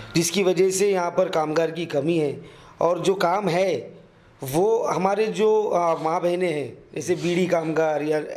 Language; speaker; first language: Hindi; non-native, local second language; Urdu